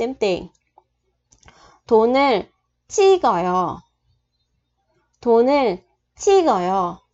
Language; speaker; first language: Korean; non-native, fluent; Vietnamese